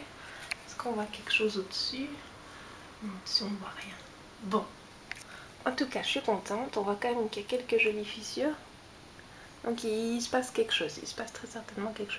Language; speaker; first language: French; native; French